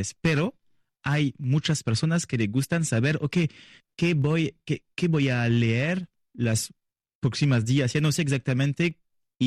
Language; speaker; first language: Spanish; non-native, learner; French